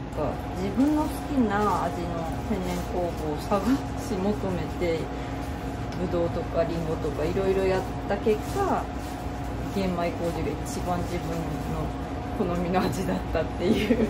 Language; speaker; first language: Japanese; native; Japanese